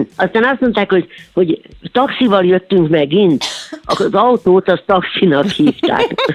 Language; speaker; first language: Hungarian; native; Hungarian